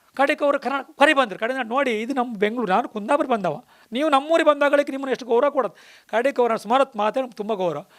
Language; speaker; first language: Kannada; native; Kannada